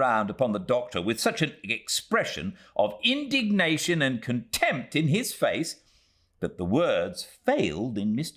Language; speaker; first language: English; native; English